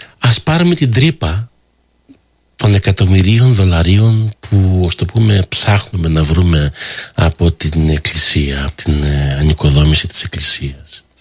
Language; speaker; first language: Greek; early bilingual, heritage; Greek